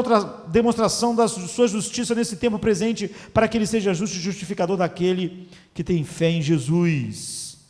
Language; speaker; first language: Portuguese; native; Portuguese